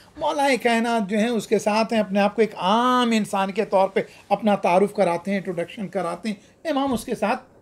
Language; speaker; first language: Urdu; native; Urdu